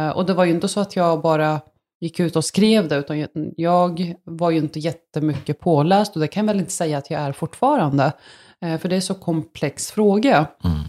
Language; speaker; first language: Swedish; early bilingual, other home language; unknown